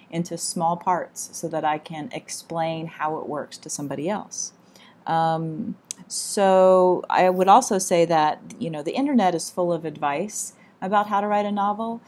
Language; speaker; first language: English; native; English